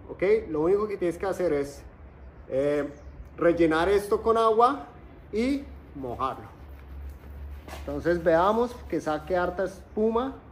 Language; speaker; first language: Spanish; native; Spanish